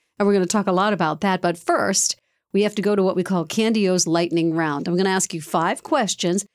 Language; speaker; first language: English; native; English